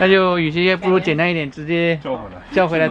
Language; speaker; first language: Chinese; native; Chinese